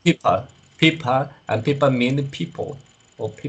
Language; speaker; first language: English; non-native, learner; Spanish